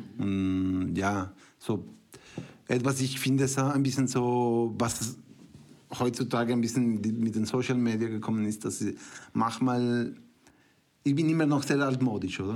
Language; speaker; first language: German; non-native, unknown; Spanish